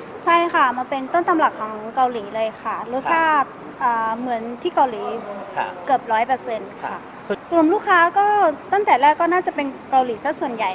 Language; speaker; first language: Thai; native; Thai